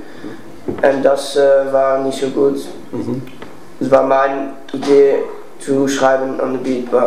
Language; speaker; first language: German; non-native, learner; Dutch